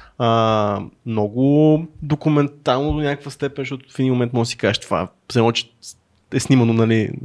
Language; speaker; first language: Bulgarian; native; Bulgarian